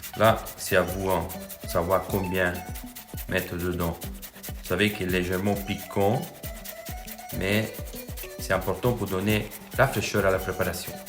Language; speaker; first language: French; non-native, fluent; Italian